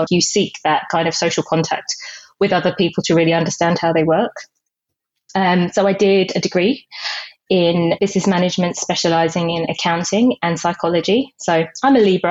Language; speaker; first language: English; native; English